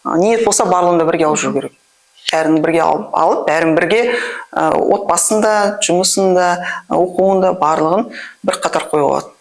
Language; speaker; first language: Kazakh; non-native, local second language; Russian